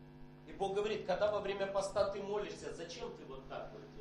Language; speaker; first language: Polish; non-native, learner; Russian